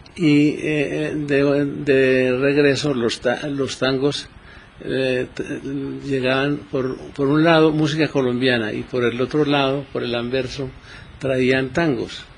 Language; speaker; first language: Spanish; native; Spanish